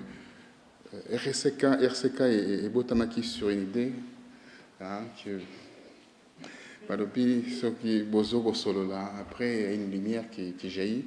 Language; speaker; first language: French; non-native, local second language; Lingala